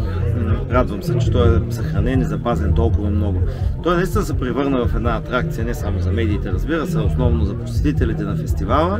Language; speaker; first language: Bulgarian; native; Bulgarian